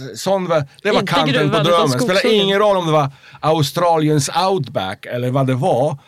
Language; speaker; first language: Swedish; non-native, fluent; Polish